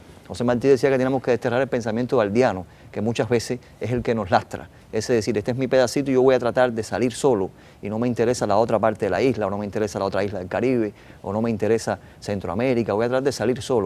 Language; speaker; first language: Spanish; native; Spanish